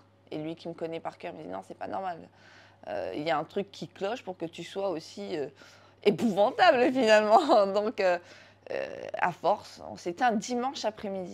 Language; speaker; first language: French; native; French